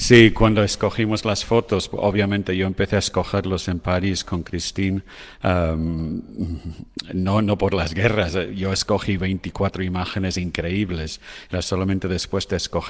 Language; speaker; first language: Spanish; non-native, fluent; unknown